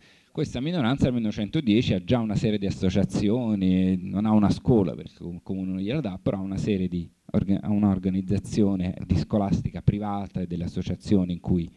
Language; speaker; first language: Italian; native; Italian